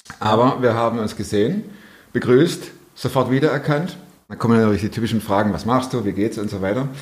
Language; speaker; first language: German; native; German